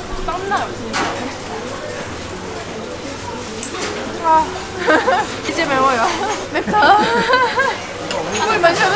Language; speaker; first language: Korean; non-native, fluent; Turkish